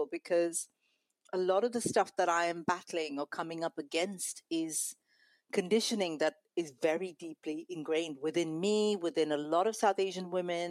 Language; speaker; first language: English; non-native, local second language; Malayalam